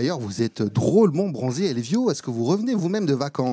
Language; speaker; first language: French; native; French